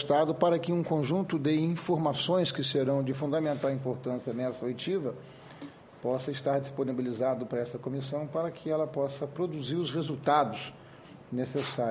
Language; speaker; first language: Portuguese; native; Portuguese